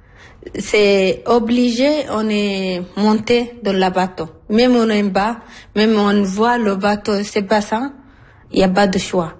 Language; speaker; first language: French; non-native, learner; Arabic